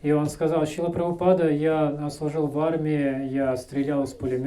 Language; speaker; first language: Russian; native; Russian